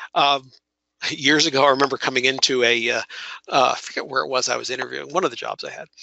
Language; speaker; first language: English; native; English